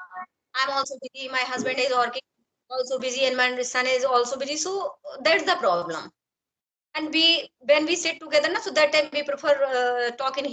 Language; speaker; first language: English; non-native, learner; Hindi